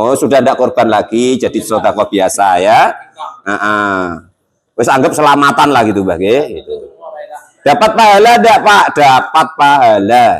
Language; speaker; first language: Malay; non-native, local second language; Javanese